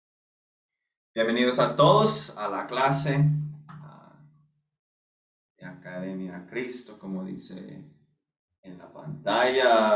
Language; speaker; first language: Spanish; non-native, fluent; English